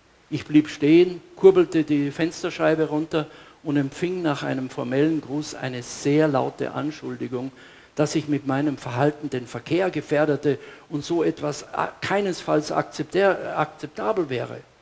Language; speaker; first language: German; native; German